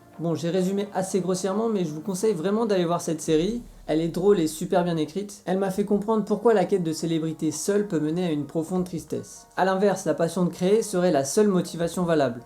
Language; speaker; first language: French; native; French